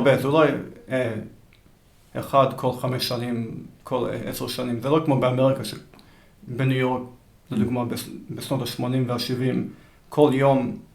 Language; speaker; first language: Hebrew; early bilingual, heritage; Hebrew